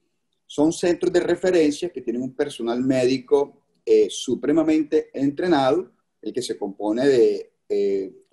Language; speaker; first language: Spanish; native; Spanish